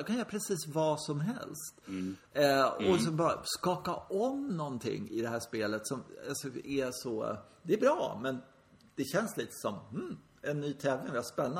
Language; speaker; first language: Swedish; native; Swedish